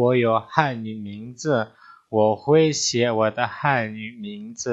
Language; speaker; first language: Chinese; non-native, fluent; Indonesian